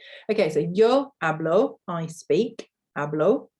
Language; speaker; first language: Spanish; non-native, fluent; English